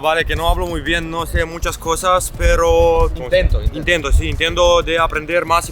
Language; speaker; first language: Spanish; non-native, learner; Romanian